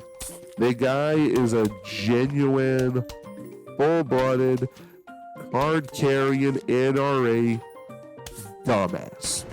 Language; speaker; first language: English; native; English